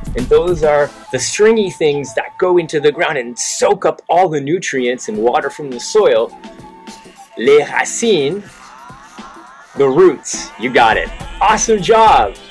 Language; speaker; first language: English; native; English